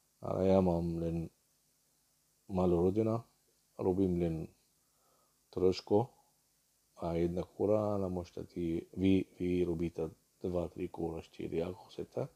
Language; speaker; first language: Slovak; non-native, learner; Arabic